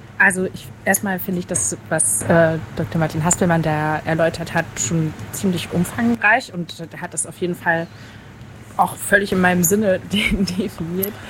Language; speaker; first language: German; native; German